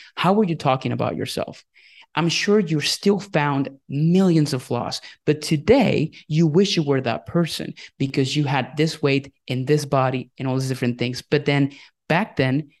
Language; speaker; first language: English; non-native, fluent; Spanish